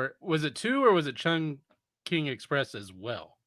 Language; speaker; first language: English; native; English